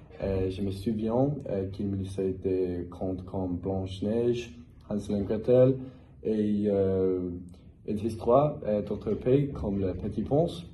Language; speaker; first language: French; non-native, learner; English